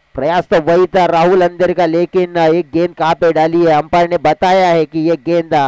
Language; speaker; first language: Hindi; non-native, local second language; Marathi